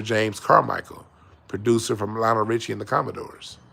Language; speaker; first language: English; native; English